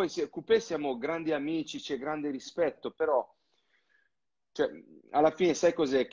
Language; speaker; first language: Italian; non-native, fluent; French